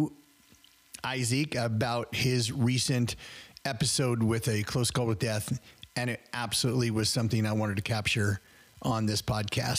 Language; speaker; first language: English; native; English